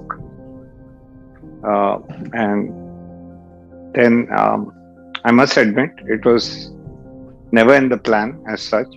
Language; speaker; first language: English; non-native, local second language; Hindi